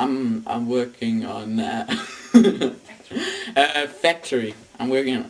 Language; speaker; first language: English; non-native, learner; Danish